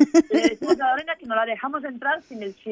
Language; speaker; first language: Spanish; native; Spanish